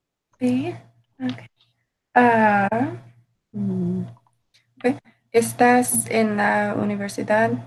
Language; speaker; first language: Spanish; non-native, learner; English